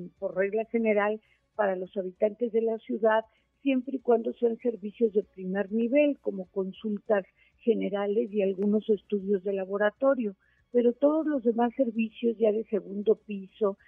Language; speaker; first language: Spanish; native; Spanish